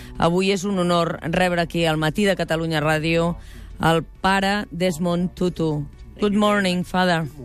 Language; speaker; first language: Catalan; native; Catalan